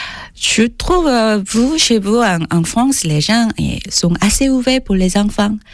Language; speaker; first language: French; non-native, fluent; Korean